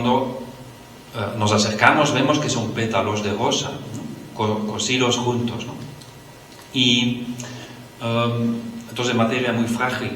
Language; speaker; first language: Spanish; non-native, fluent; Dutch